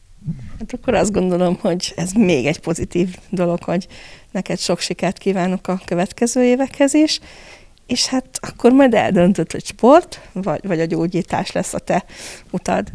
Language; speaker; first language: Hungarian; native; Hungarian